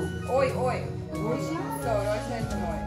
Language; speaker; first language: Japanese; non-native, learner; Russian